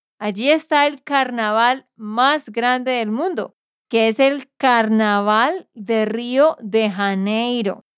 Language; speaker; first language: Spanish; native; Spanish